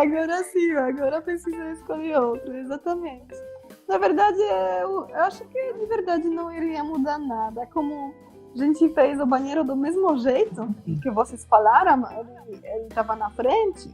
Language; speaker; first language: Portuguese; non-native, fluent; Polish